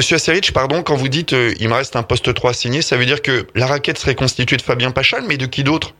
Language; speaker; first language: French; native; French